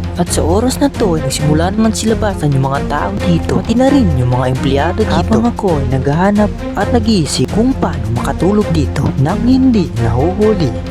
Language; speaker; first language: Filipino; non-native, local second language; Chavacano